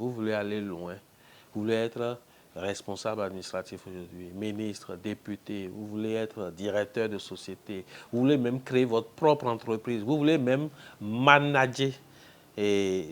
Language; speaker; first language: French; non-native, local second language; Fon